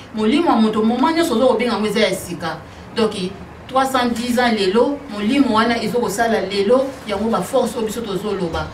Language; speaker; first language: Lingala; non-native, local second language; Kongo